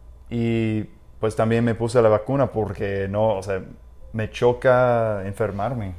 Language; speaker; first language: Spanish; non-native, fluent; English